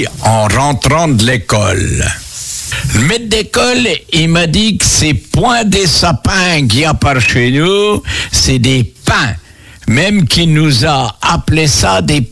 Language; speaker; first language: French; native; French